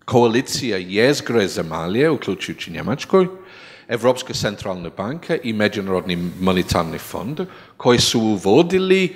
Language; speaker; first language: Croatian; non-native, learner; English